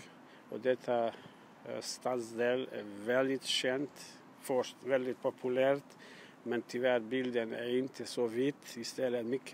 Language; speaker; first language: Swedish; non-native, learner; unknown